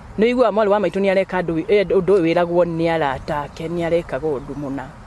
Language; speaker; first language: Kikuyu; native; Kikuyu